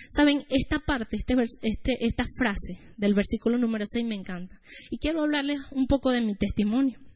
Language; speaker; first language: Spanish; native; Spanish